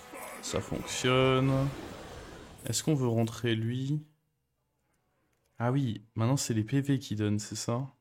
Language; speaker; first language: French; native; French